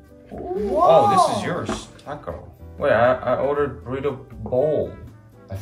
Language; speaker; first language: English; non-native, fluent; Korean